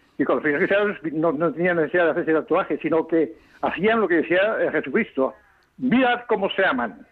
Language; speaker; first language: Spanish; native; Spanish